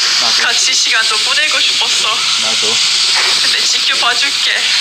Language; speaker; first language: Korean; non-native, learner; English